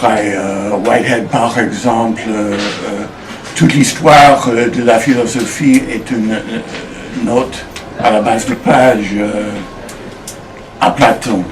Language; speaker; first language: French; non-native, fluent; English